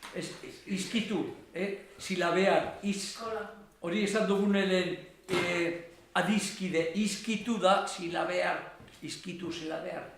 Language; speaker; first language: Basque; native; Basque